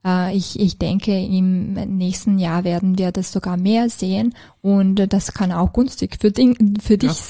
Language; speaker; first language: German; non-native, fluent; Serbian